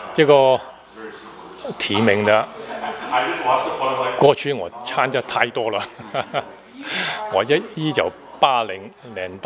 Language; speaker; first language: Chinese; non-native, fluent; Cantonese